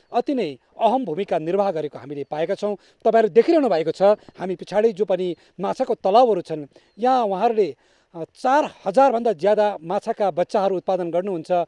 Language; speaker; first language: Nepali; native; Nepali